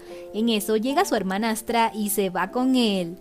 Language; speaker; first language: Spanish; native; Spanish